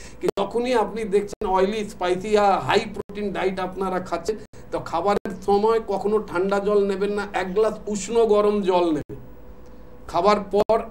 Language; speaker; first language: Bangla; non-native, local second language; Hindi